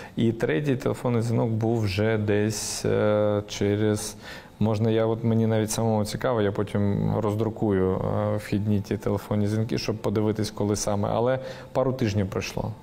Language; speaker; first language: Ukrainian; native; Ukrainian